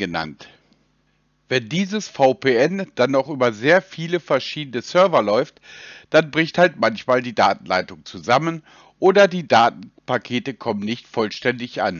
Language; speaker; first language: German; native; German